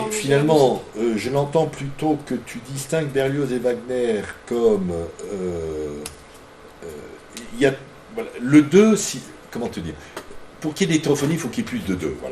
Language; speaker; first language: French; native; French